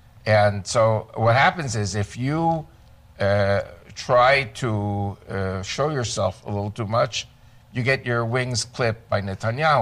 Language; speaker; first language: English; native; English